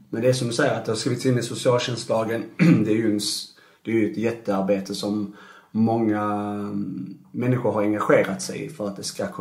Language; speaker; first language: Swedish; native; Swedish